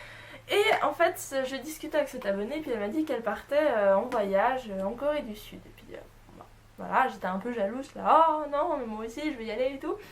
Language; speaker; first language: French; native; French